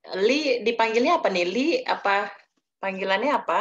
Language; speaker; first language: Indonesian; native; Indonesian